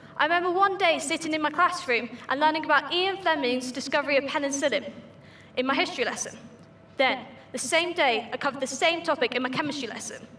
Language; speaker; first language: English; native; English